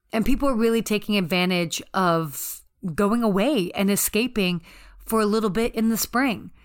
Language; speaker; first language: English; native; English